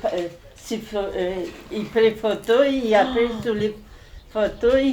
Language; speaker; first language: French; non-native, learner; Polish